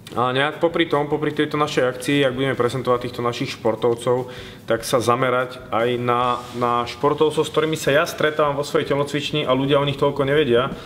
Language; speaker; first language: Slovak; native; Slovak